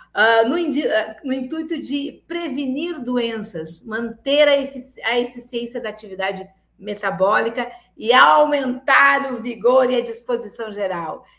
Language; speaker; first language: Portuguese; native; Portuguese